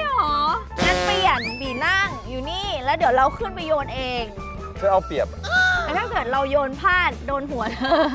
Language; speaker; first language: Thai; native; Thai